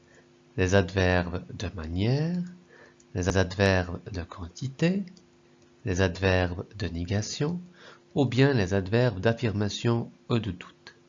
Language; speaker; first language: French; non-native, local second language; Arabic